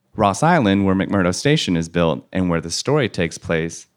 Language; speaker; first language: English; native; English